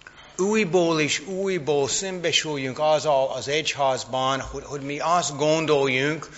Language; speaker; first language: Hungarian; non-native, fluent; English